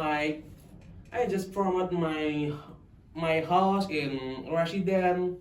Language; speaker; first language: English; non-native, local second language; Indonesian